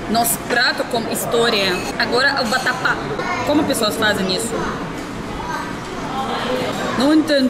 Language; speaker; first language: Portuguese; non-native, learner; Russian